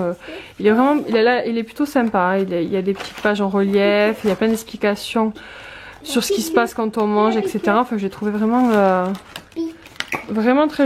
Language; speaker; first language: French; native; French